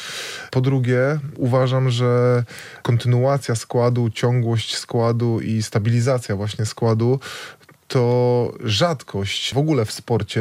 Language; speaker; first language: Polish; native; Polish